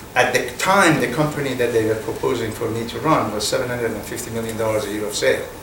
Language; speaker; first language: English; non-native, fluent; Persian